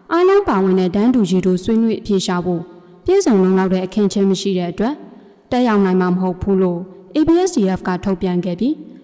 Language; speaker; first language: Burmese; native; Burmese